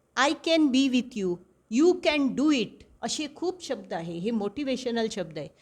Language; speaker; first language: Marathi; non-native, local second language; Konkani